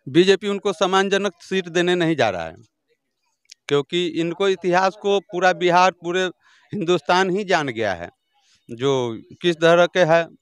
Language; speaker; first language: Hindi; native; Hindi